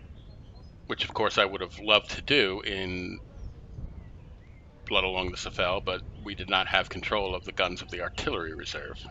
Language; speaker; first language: English; native; English